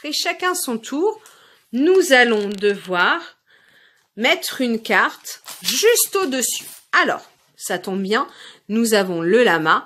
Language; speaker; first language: French; native; French